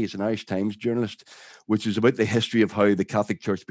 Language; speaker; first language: English; native; English